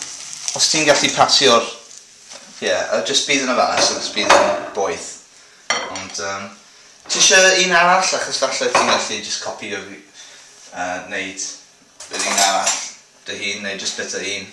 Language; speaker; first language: Welsh; non-native, local second language; English